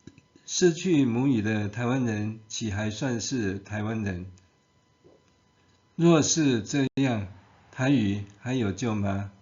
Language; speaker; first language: Chinese; non-native, local second language; Min Nan Chinese